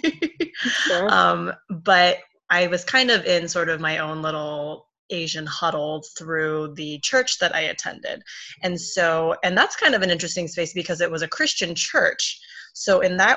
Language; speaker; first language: English; native; English